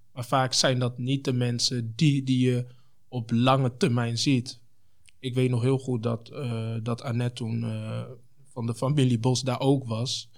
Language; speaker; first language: Dutch; early bilingual, other home language; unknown